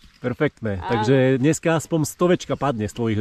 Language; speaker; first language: Slovak; native; Slovak